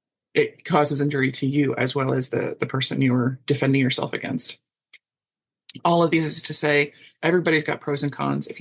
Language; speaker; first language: English; native; English